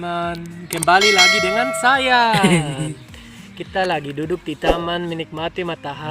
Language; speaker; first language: Indonesian; non-native, fluent; German